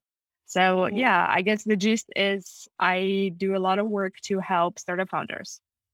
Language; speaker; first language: English; non-native, fluent; Russian